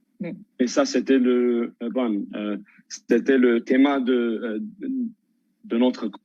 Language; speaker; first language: French; non-native, local second language; Armenian